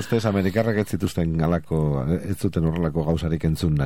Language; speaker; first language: Basque; native; Basque